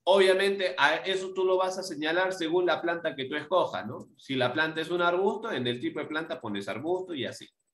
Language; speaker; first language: Spanish; native; Spanish